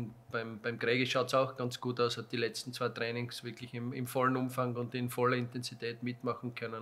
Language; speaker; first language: German; native; German